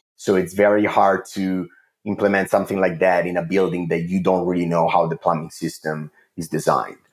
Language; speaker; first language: English; non-native, fluent; Italian